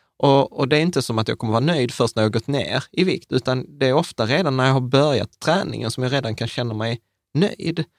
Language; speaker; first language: Swedish; early bilingual, other home language; Czech